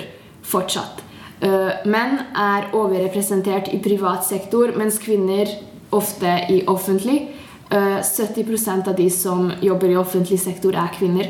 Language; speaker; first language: Norwegian; non-native, fluent; Hungarian